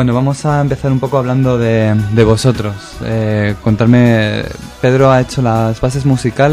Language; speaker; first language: Spanish; native; Spanish